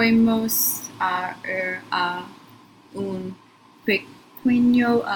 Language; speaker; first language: Spanish; non-native, learner; English